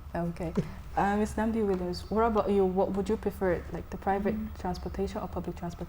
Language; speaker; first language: English; non-native, fluent; Arabic